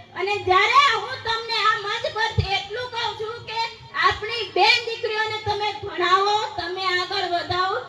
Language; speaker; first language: Gujarati; non-native, local second language; Rathawi